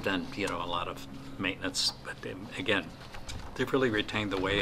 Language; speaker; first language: English; native; English